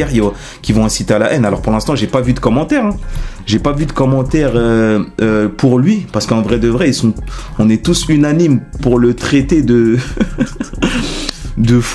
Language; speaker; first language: French; native; French